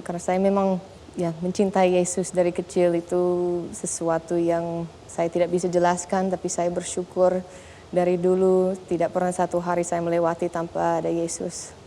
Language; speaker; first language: Indonesian; non-native, fluent; English